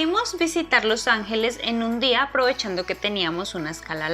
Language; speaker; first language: Spanish; native; Spanish